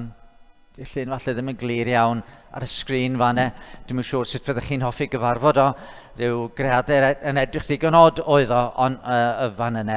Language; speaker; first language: Welsh; native; Welsh